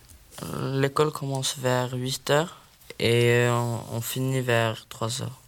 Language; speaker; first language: French; non-native, learner; Swedish